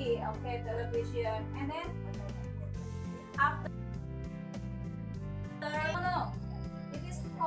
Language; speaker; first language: English; non-native, learner; Indonesian